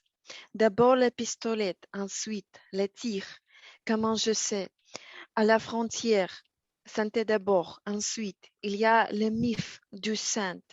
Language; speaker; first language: French; non-native, learner; Russian